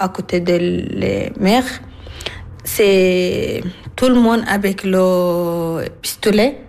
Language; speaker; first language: French; non-native, learner; Arabic